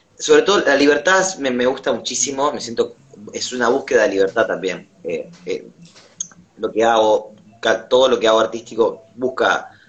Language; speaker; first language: Spanish; native; Spanish